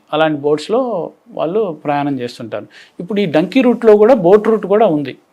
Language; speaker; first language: Telugu; native; Telugu